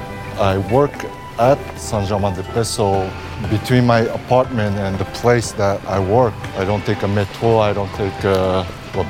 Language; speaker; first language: English; non-native, fluent; Japanese